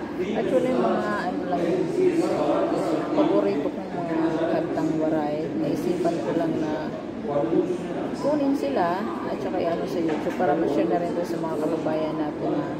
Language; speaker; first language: Filipino; non-native, local second language; Waray